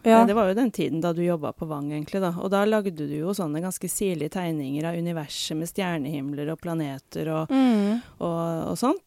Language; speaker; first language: Norwegian; native; Norwegian